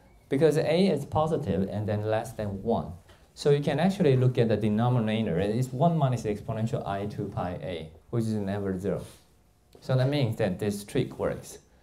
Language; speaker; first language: English; non-native, fluent; Chinese